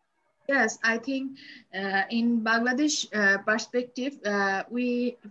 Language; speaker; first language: English; non-native, learner; Bangla